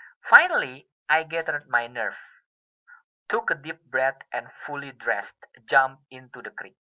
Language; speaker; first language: English; non-native, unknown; Indonesian